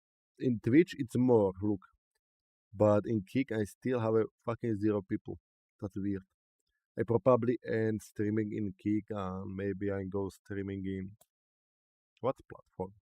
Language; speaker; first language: English; non-native, learner; Slovak